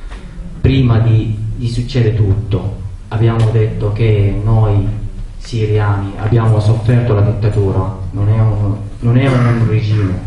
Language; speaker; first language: Italian; non-native, learner; Arabic